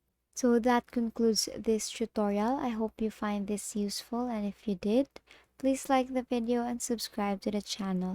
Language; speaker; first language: English; non-native, local second language; Filipino